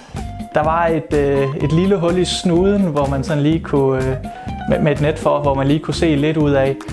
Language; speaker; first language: Danish; native; Danish